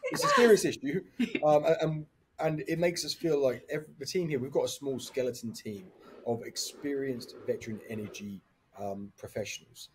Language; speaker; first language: English; native; English